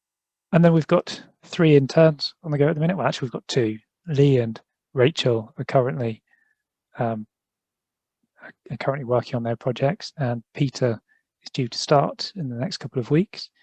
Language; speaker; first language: English; native; English